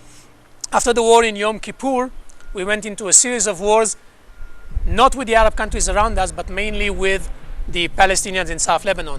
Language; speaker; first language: English; non-native, fluent; Hebrew